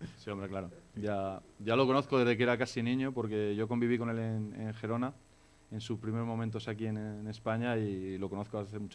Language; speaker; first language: Spanish; native; Spanish